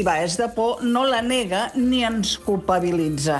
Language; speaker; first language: Catalan; native; Catalan